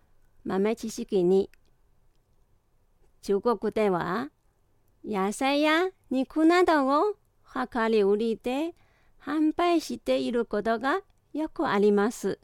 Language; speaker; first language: Japanese; non-native, fluent; Chinese